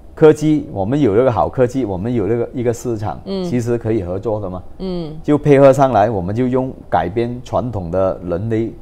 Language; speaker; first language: Chinese; non-native, local second language; Cantonese